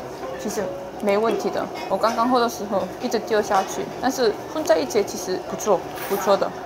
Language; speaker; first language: Chinese; non-native, fluent; Korean